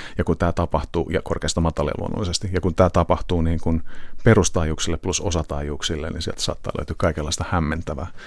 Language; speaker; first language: Finnish; native; Finnish